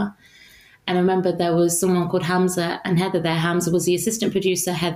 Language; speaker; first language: English; native; English